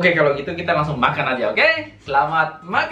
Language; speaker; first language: Indonesian; native; Indonesian